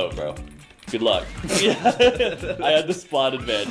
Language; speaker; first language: English; native; English